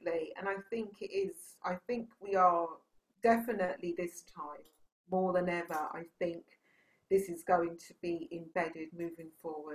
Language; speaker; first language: English; native; English